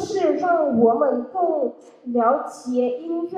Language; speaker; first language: Chinese; non-native, learner; Russian